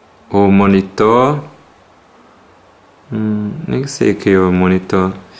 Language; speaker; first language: Portuguese; non-native, fluent; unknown